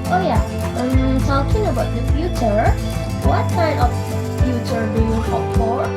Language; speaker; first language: English; non-native, learner; Indonesian